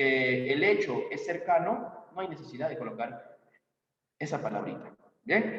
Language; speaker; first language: Spanish; native; Spanish